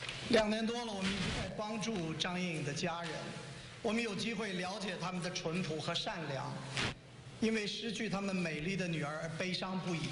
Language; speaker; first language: Chinese; native; Chinese